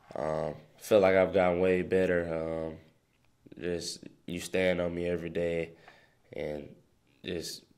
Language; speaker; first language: English; native; English